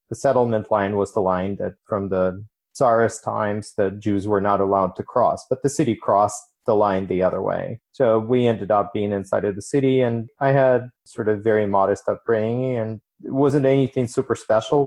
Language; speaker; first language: English; non-native, fluent; Ukrainian